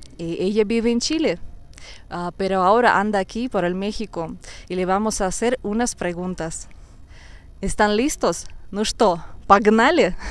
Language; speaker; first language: Spanish; non-native, fluent; Russian